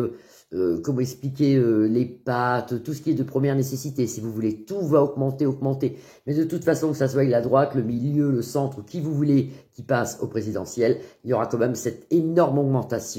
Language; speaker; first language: French; native; French